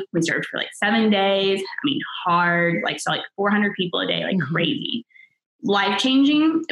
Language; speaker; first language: English; native; English